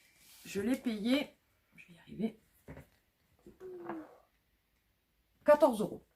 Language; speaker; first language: French; native; French